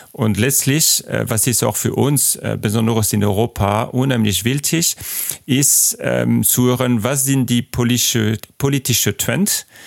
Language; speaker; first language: German; non-native, fluent; French